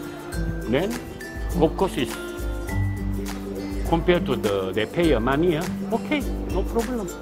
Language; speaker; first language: English; non-native, learner; Korean